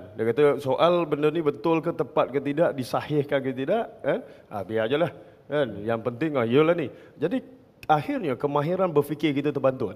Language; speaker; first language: Malay; native; Malay